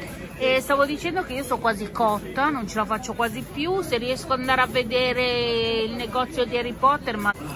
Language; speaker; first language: Italian; native; Italian